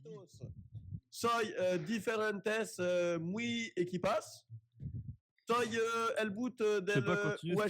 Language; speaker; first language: Spanish; non-native, learner; French